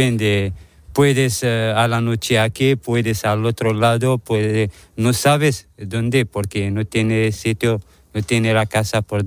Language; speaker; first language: Spanish; non-native, learner; Arabic